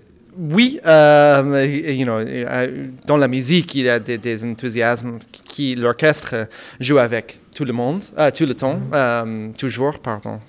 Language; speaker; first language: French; non-native, fluent; English